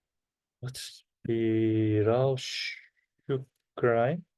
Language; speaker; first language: Dutch; non-native, learner; Korean